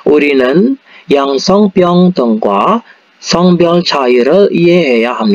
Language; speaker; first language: Korean; non-native, learner; Indonesian